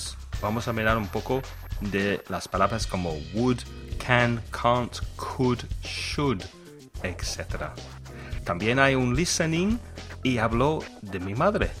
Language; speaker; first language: Spanish; non-native, fluent; English